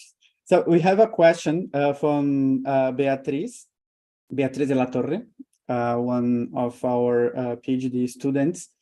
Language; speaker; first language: English; non-native, fluent; Portuguese